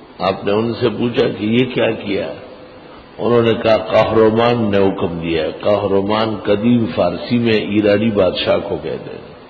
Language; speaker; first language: Urdu; non-native, local second language; Pashto